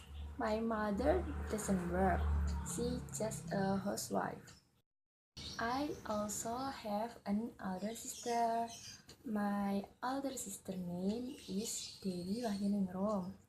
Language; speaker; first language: English; non-native, learner; Indonesian